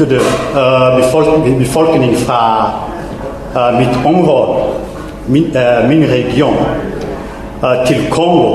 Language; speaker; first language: Danish; non-native, fluent; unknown